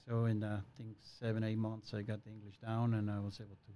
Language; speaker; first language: English; non-native, fluent; Spanish